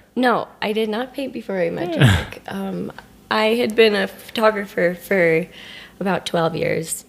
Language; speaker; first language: English; native; English